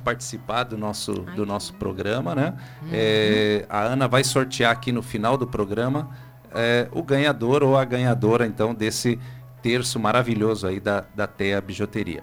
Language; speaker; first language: Portuguese; native; Portuguese